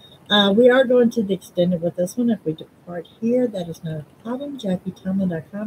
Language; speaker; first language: English; native; English